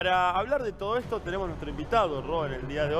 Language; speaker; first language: Spanish; native; Spanish